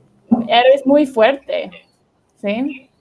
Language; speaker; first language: Spanish; non-native, learner; English